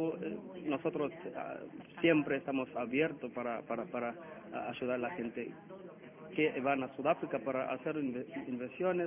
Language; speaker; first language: Spanish; non-native, learner; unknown